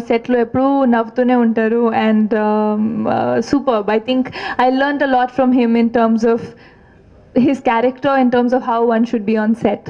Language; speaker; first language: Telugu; non-native, fluent; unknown